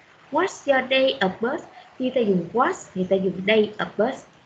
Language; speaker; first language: English; non-native, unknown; Vietnamese